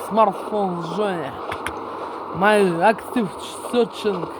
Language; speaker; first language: English; non-native, learner; Russian